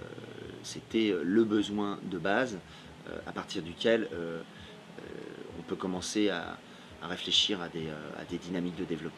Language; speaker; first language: French; native; French